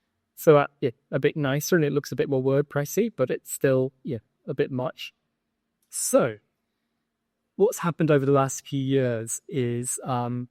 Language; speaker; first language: English; native; English